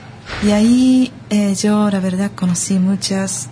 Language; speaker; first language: Spanish; non-native, learner; Japanese